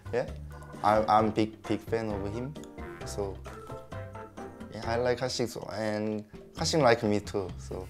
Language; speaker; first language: English; non-native, learner; Korean